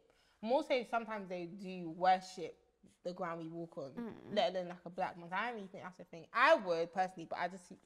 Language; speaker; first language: English; early bilingual, other home language; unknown